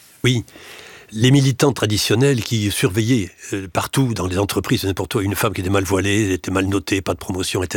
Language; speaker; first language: French; native; French